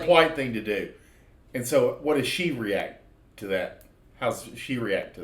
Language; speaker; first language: English; native; English